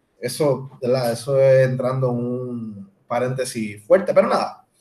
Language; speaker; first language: Spanish; native; Spanish